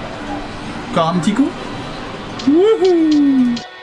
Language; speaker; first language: French; native; French